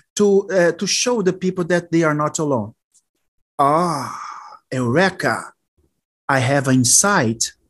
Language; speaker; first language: English; non-native, learner; Portuguese